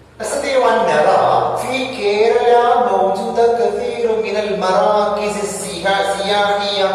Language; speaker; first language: Arabic; non-native, fluent; Malayalam